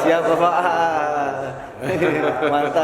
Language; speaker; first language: Indonesian; native; Indonesian